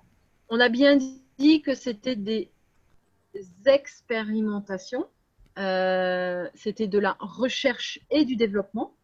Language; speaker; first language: French; native; French